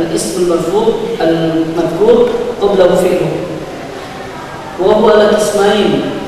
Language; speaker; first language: Arabic; non-native, fluent; Indonesian